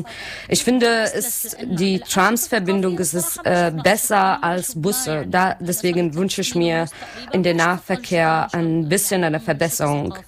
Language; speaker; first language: German; non-native, learner; Arabic